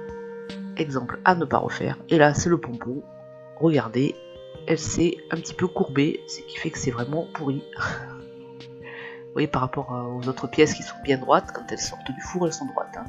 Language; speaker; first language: French; native; French